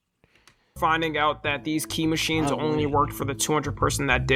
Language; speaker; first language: English; native; English